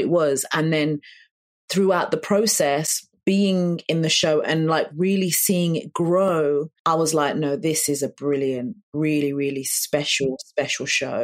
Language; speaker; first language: English; native; English